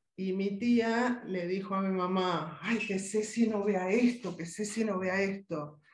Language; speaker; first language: Spanish; native; Spanish